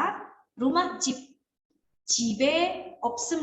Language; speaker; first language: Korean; non-native, fluent; Indonesian